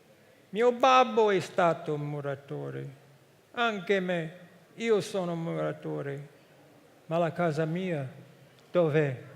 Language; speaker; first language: Italian; non-native, fluent; English